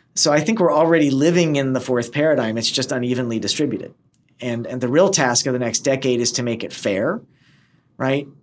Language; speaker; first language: English; native; English